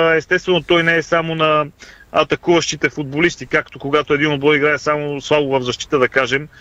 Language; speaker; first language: Bulgarian; native; Bulgarian